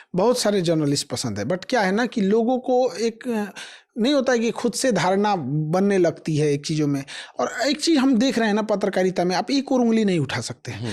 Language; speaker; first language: Hindi; native; Hindi